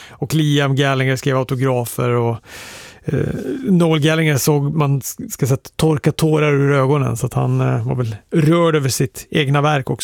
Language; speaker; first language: Swedish; native; Swedish